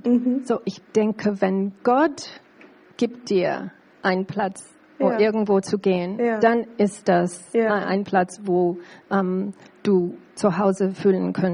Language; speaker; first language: German; non-native, learner; English